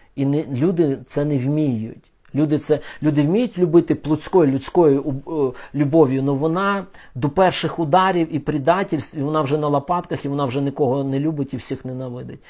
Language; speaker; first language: Ukrainian; non-native, local second language; Russian